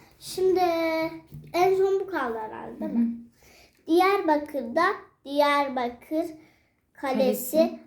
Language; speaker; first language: Turkish; native; Turkish